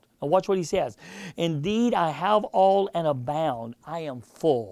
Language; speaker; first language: English; native; English